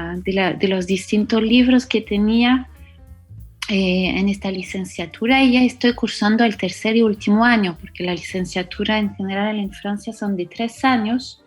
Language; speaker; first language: Spanish; non-native, fluent; French